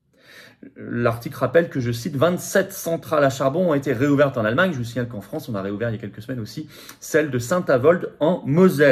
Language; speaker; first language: French; native; French